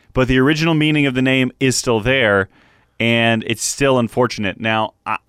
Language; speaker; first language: English; native; English